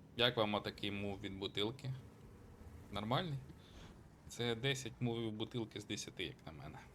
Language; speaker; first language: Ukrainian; non-native, local second language; Russian